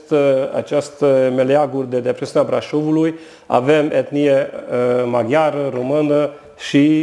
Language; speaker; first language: Romanian; non-native, local second language; Hungarian